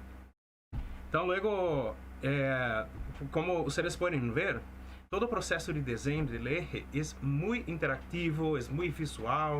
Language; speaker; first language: Spanish; non-native, fluent; Portuguese